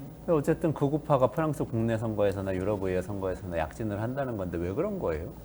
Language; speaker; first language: Korean; native; Korean